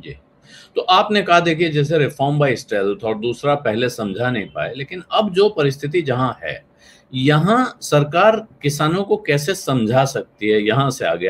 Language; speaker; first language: Hindi; native; Hindi